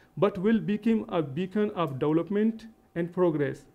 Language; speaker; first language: English; non-native, local second language; Baluchi